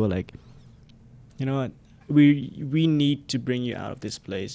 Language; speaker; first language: English; non-native, fluent; Khmer